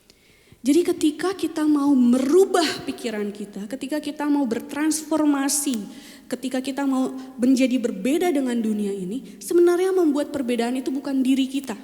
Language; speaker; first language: Indonesian; native; Indonesian